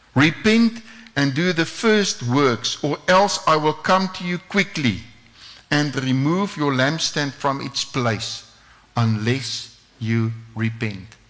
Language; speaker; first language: English; non-native, local second language; Afrikaans